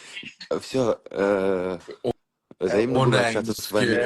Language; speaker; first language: Russian; non-native, fluent; Uzbek